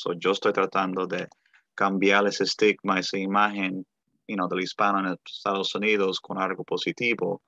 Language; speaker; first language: Spanish; early bilingual, heritage; Spanish